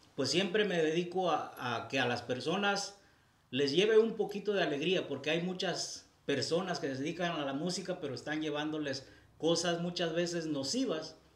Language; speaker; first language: Spanish; native; Spanish